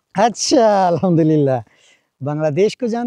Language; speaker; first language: Hindi; non-native, fluent; Bangla